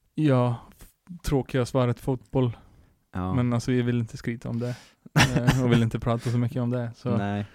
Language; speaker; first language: Swedish; non-native, fluent; Icelandic